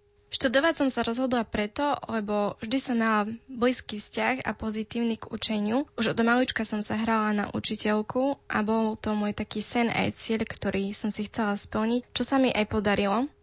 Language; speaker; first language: Slovak; non-native, local second language; Romany